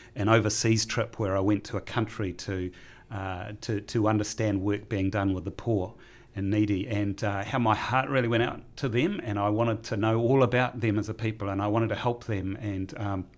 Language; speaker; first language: English; native; English